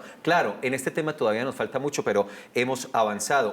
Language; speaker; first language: Spanish; native; Spanish